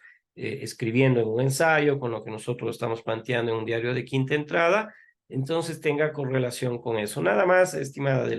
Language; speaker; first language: Spanish; native; Spanish